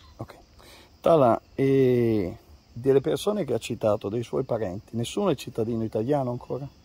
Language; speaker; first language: Italian; native; Italian